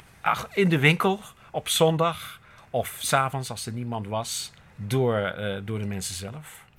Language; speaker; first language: Dutch; non-native, fluent; English